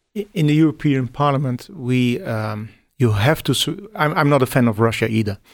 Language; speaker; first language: English; non-native, fluent; Dutch